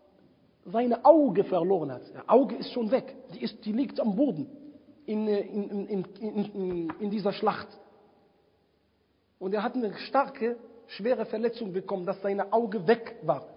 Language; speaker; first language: German; non-native, fluent; Arabic